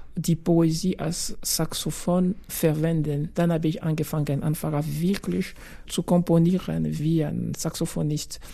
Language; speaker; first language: German; non-native, fluent; Luba-Lulua